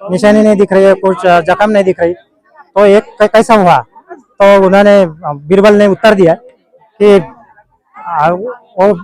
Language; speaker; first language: Hindi; non-native, local second language; Marathi